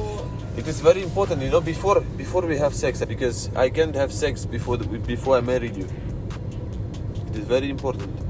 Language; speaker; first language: English; non-native, learner; Russian